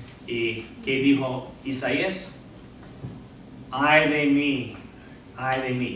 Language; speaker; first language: Spanish; non-native, fluent; English